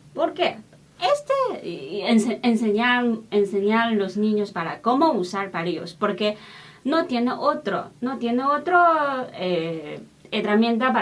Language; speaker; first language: Spanish; non-native, learner; Chinese